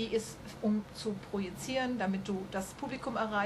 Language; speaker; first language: German; native; German